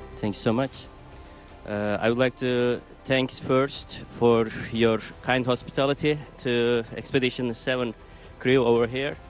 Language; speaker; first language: English; non-native, fluent; Turkish